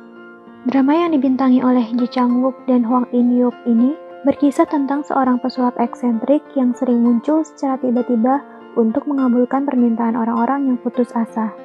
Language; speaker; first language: Indonesian; native; Indonesian